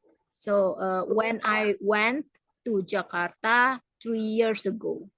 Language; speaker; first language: English; non-native, fluent; Indonesian